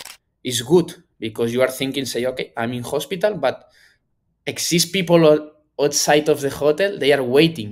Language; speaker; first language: English; non-native, learner; Spanish